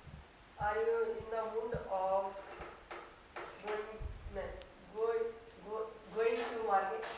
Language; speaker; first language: English; non-native, learner; Hindi